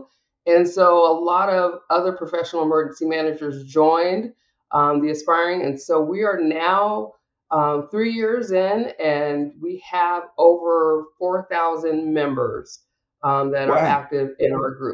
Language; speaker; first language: English; native; English